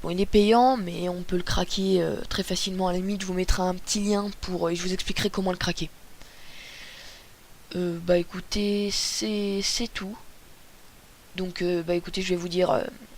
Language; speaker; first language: French; native; French